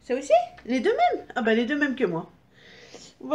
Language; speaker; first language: French; native; French